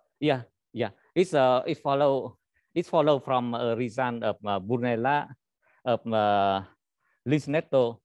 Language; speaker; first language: English; non-native, learner; Vietnamese